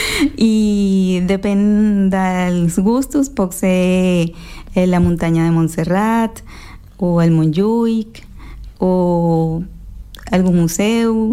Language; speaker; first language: Catalan; non-native, local second language; Spanish